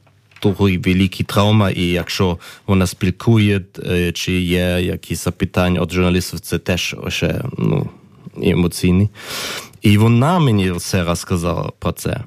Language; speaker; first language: Ukrainian; early bilingual, heritage; German